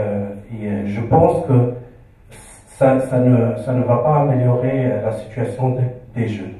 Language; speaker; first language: French; non-native, local second language; Arabic